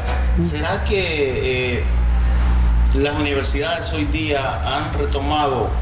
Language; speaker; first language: Spanish; native; Spanish